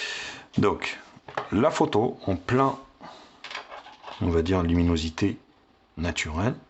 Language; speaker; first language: French; native; French